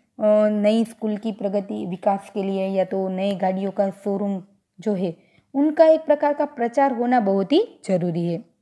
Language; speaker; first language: Hindi; non-native, local second language; Gujarati